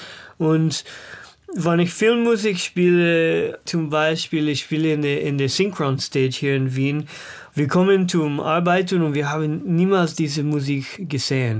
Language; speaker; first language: German; non-native, learner; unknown